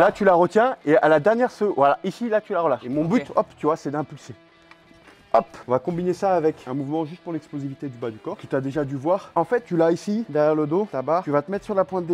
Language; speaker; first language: French; native; French